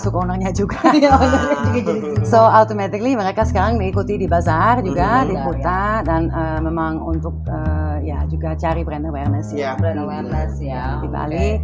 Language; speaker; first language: Indonesian; non-native, fluent; Dutch